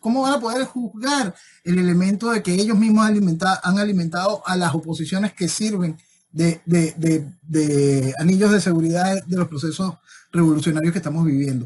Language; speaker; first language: Spanish; native; Spanish